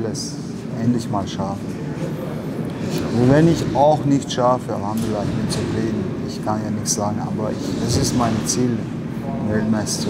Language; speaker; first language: German; non-native, learner; Chechen